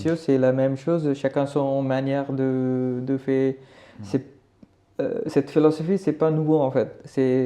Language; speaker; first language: French; non-native, learner; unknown